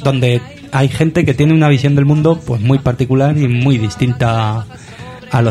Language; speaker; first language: Spanish; native; Spanish